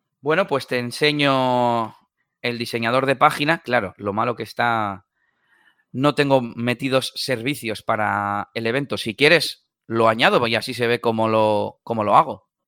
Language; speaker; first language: Spanish; native; Spanish